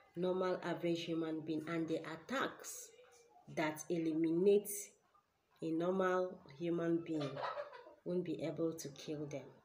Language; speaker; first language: English; non-native, local second language; Igbo